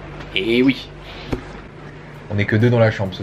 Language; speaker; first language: French; native; French